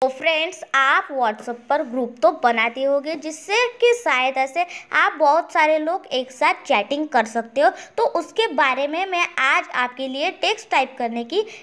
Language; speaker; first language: Hindi; non-native, local second language; Marathi